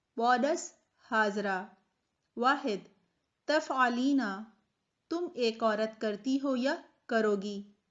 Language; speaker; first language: Urdu; native; Urdu